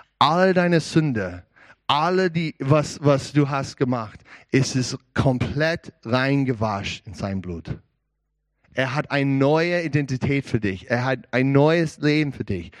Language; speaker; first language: German; non-native, learner; English